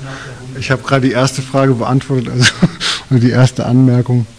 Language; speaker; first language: German; native; German